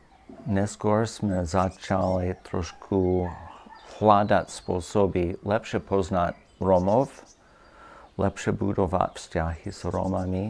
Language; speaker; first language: Slovak; non-native, fluent; English